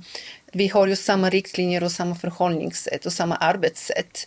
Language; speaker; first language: Swedish; non-native, local second language; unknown